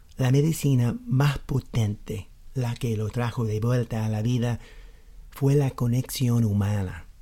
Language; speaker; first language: Spanish; non-native, fluent; English